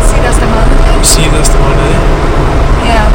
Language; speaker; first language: Icelandic; non-native, learner; English